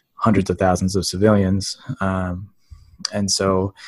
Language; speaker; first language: English; native; English